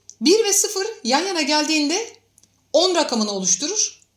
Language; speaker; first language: Turkish; native; Turkish